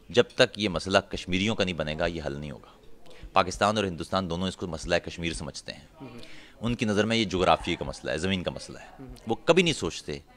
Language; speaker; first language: Urdu; non-native, local second language; Punjabi